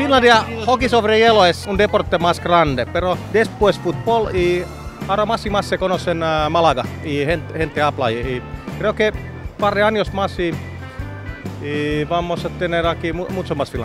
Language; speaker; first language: Spanish; non-native, learner; Finnish